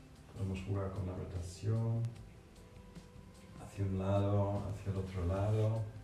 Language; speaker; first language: Spanish; non-native, fluent; English